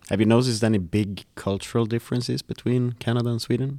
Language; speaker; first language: English; non-native, fluent; Swedish